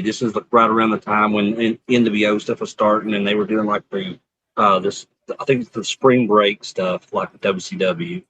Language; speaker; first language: English; native; English